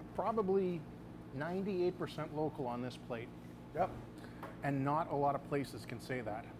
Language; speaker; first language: English; native; English